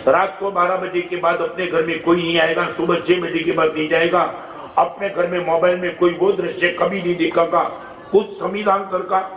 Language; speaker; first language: Hindi; non-native, local second language; Gujarati